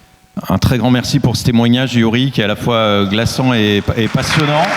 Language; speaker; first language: French; native; French